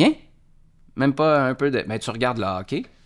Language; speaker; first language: French; native; French